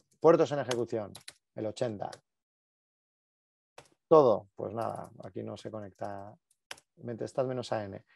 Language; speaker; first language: Spanish; native; Spanish